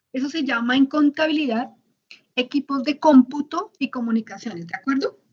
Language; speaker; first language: Spanish; native; Spanish